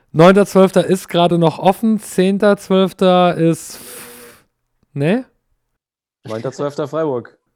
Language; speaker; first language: German; early bilingual, other home language; English